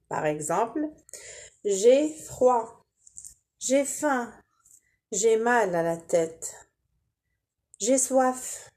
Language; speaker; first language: French; non-native, local second language; Arabic